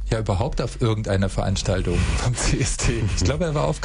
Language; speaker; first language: German; native; German